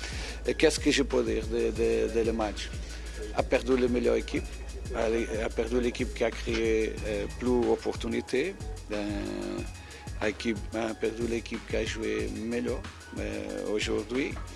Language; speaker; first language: French; non-native, fluent; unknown